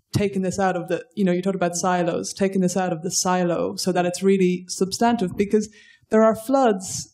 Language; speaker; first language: English; native; English